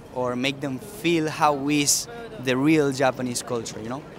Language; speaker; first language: English; early bilingual, other home language; Spanish